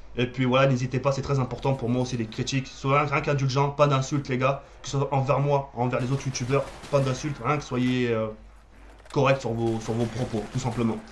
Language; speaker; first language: French; early bilingual, other home language; Arabic